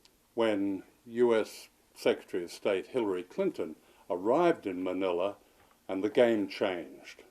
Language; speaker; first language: English; native; English